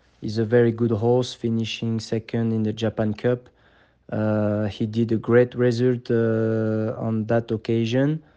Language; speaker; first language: English; non-native, fluent; French